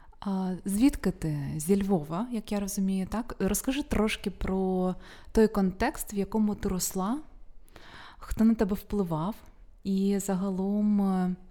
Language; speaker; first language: Ukrainian; native; Ukrainian